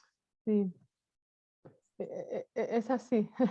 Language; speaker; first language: Spanish; non-native, fluent; German